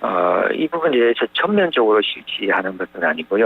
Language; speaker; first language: Korean; native; Korean